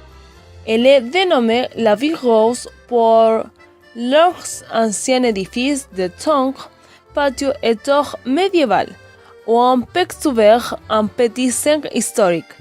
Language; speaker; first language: French; non-native, learner; Spanish